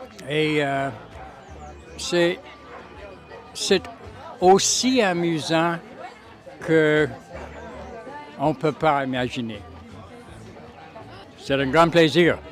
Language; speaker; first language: French; non-native, local second language; English